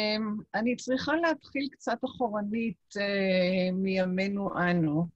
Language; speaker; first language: Hebrew; non-native, local second language; Yiddish